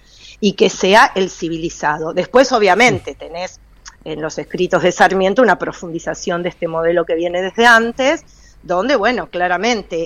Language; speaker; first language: Spanish; native; Spanish